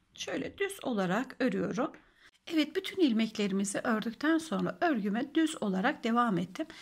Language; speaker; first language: Turkish; native; Turkish